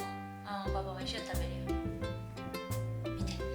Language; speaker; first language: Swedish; non-native, fluent; Japanese